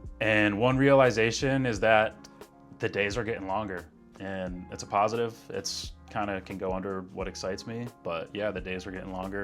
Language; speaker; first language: English; native; English